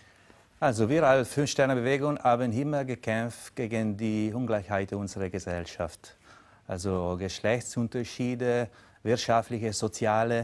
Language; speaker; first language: German; non-native, local second language; Italian